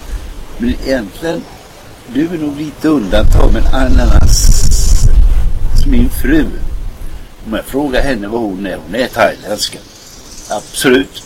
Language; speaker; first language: Swedish; native; Swedish